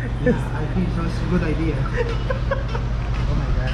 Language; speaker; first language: English; non-native, learner; Spanish